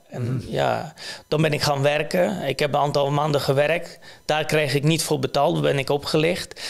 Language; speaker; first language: Dutch; non-native, fluent; Polish